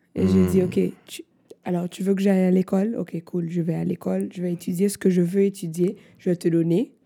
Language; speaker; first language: French; non-native, local second language; Haitian Creole